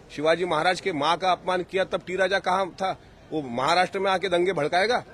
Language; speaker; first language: Hindi; non-native, local second language; Marathi